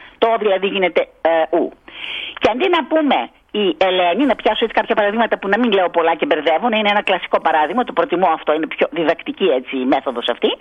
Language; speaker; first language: Greek; native; Greek